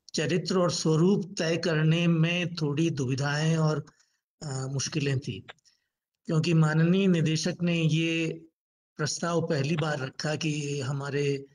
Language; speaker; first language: Hindi; native; Hindi